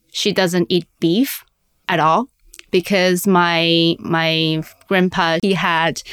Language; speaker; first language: English; non-native, fluent; Chinese